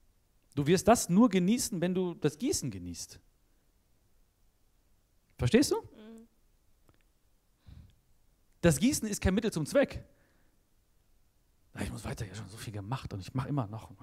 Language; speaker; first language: German; native; German